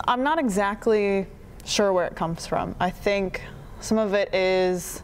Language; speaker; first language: English; native; English